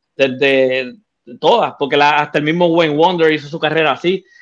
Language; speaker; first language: Spanish; native; Spanish